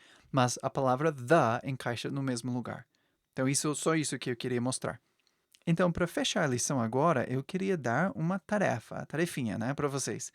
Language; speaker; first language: Portuguese; non-native, fluent; English